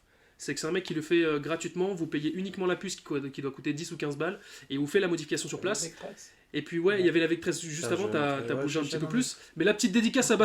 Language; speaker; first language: French; native; French